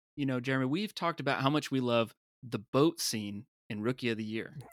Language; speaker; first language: English; native; English